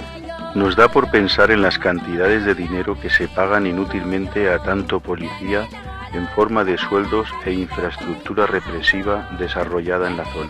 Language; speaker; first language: Spanish; native; Spanish